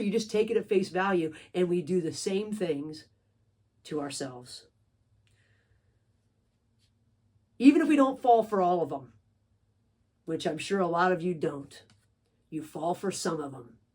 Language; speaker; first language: English; native; English